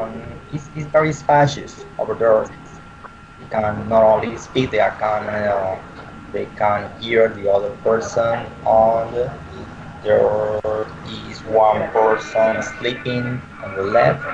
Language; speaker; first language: English; non-native, learner; Spanish